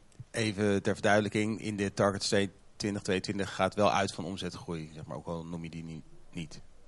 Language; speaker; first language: Dutch; native; Dutch